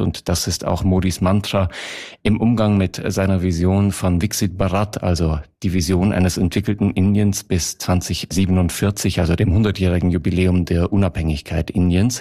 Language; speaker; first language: German; native; German